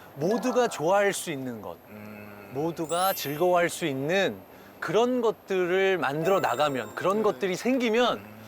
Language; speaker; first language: Korean; native; Korean